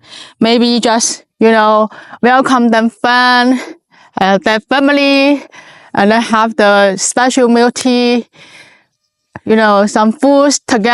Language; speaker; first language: English; non-native, learner; Chinese